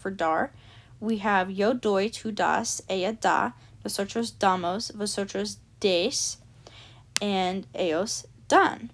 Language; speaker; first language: Spanish; non-native, learner; English